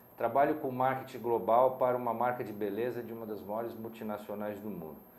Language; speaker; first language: Portuguese; native; Portuguese